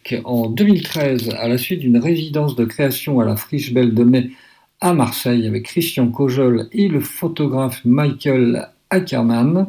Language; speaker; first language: French; native; French